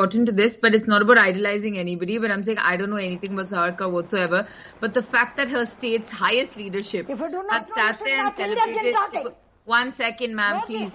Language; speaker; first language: English; non-native, local second language; Kannada